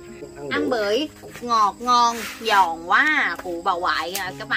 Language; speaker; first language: Vietnamese; non-native, learner; Thai